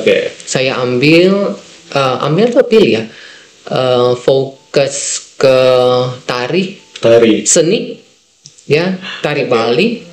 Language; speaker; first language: Indonesian; non-native, fluent; Dutch